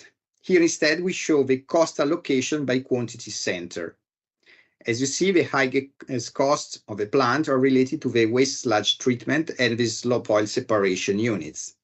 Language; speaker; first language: English; non-native, fluent; Italian